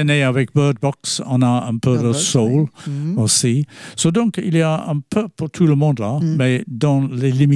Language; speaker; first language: French; non-native, fluent; English